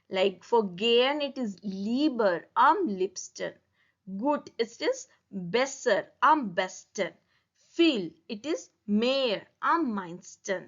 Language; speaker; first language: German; non-native, learner; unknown